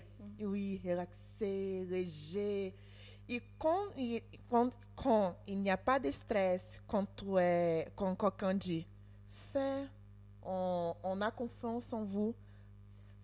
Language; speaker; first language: French; non-native, learner; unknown